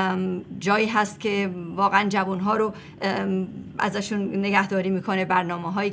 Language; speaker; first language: Persian; native; Persian